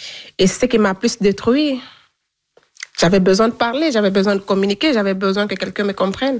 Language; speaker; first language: French; non-native, local second language; Fula